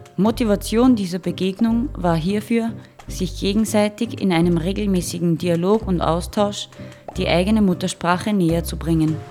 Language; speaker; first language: German; native; German